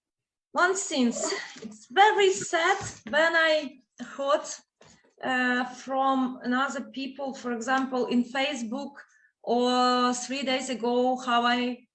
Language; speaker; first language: English; non-native, fluent; Ukrainian